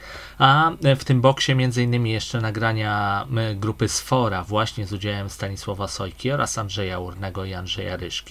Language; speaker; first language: Polish; native; Polish